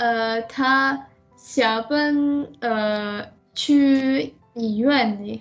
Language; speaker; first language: Chinese; non-native, learner; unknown